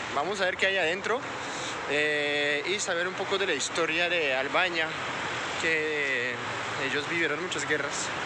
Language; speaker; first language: Spanish; non-native, fluent; French